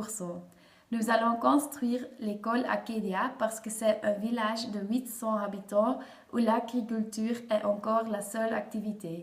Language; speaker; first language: French; non-native, learner; Dutch